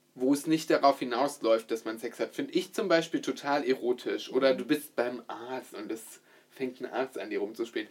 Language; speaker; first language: German; native; German